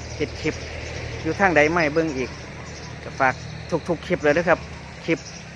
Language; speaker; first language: Thai; native; Thai